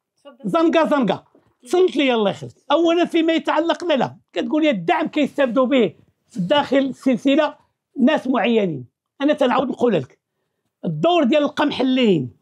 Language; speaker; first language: Arabic; native; Arabic